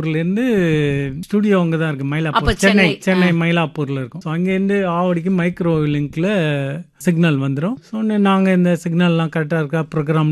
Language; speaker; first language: Tamil; native; Tamil